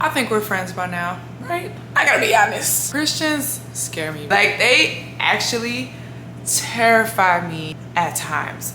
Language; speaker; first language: English; native; English